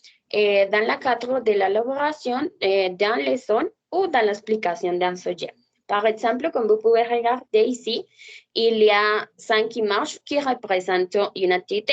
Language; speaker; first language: French; non-native, learner; Spanish